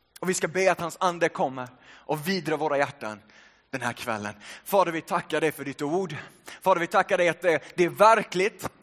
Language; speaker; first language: Swedish; early bilingual, other home language; Finnish